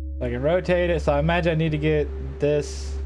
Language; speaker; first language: English; native; English